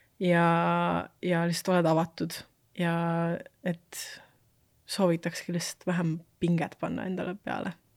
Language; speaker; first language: Estonian; native; Estonian